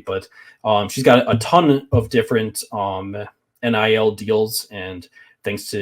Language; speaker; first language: English; native; English